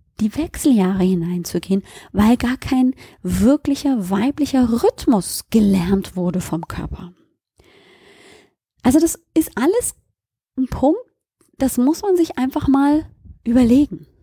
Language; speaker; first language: German; native; German